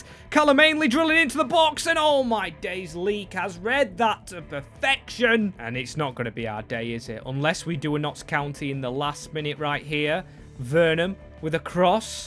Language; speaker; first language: English; native; English